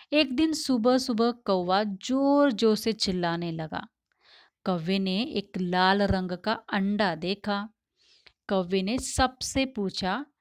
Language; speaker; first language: Hindi; non-native, local second language; Tamil